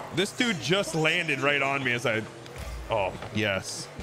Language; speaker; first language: English; native; English